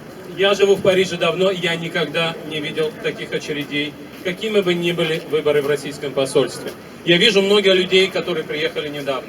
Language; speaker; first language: Russian; native; Russian